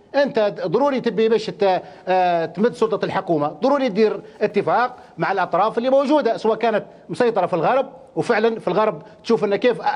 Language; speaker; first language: Arabic; native; Arabic